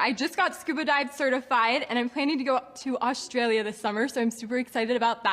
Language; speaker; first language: English; native; English